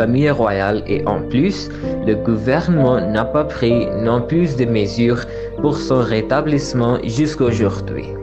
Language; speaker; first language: French; non-native, learner; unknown